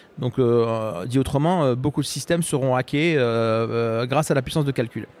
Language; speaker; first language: French; non-native, local second language; Arabic